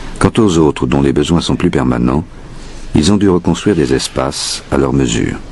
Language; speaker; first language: French; native; French